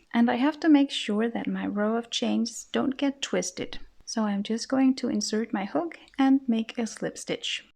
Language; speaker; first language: English; non-native, fluent; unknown